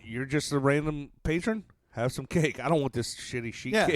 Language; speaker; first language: English; native; English